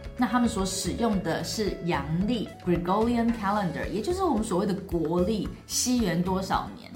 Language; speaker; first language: Chinese; native; Chinese